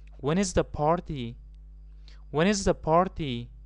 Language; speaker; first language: English; non-native, fluent; Persian